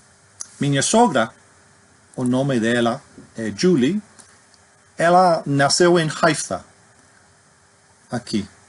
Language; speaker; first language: Portuguese; non-native, fluent; English